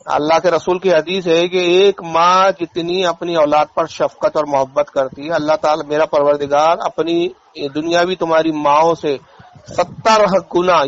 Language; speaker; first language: Urdu; native; Urdu